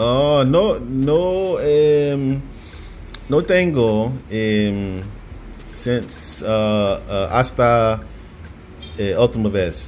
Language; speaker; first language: Spanish; non-native, learner; English